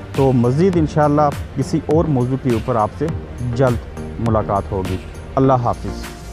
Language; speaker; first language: Urdu; non-native, local second language; Punjabi